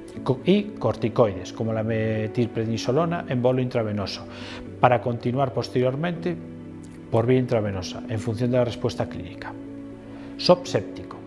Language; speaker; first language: Spanish; native; Spanish